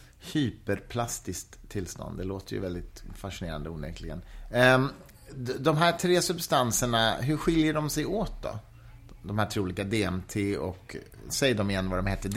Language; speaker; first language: Swedish; native; Swedish